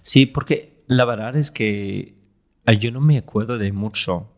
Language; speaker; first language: Spanish; non-native, fluent; English